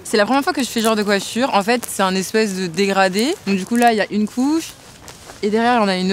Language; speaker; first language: French; native; French